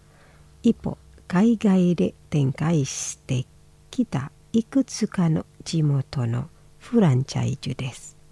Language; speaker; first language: Japanese; non-native, fluent; Indonesian